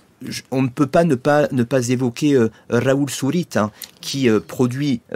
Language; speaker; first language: French; native; French